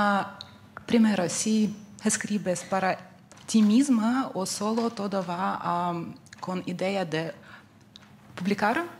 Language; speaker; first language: Spanish; non-native, learner; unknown